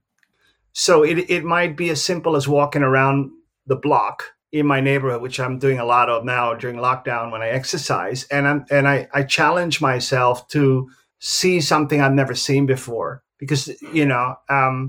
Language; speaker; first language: English; native; English